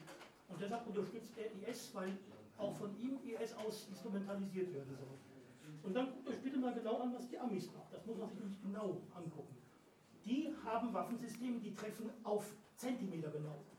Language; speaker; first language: German; native; German